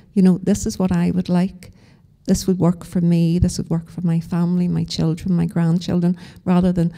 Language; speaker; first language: English; native; English